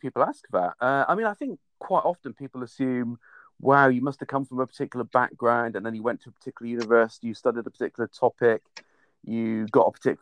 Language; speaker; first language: English; native; English